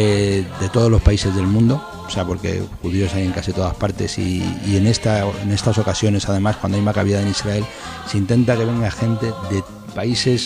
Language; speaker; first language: Spanish; native; Spanish